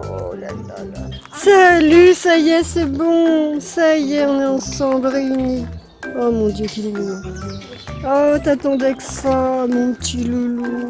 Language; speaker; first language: French; native; French